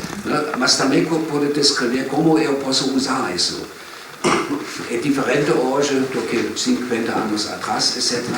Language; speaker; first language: Portuguese; non-native, fluent; German